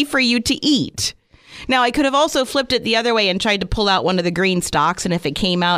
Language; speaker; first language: English; native; English